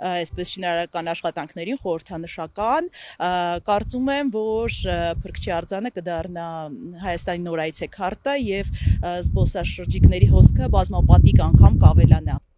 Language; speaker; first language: Armenian; native; Armenian